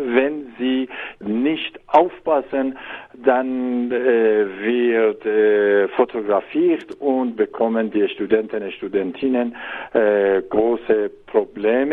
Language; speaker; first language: German; non-native, learner; Persian